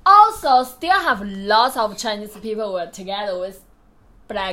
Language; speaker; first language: English; non-native, learner; Chinese